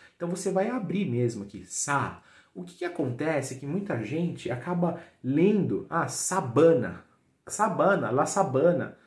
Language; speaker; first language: Portuguese; native; Portuguese